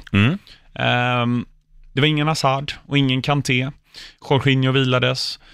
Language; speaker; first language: Swedish; early bilingual, other home language; English